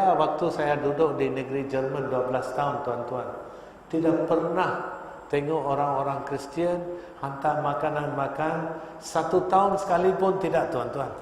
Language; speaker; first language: Malay; non-native, local second language; Tamil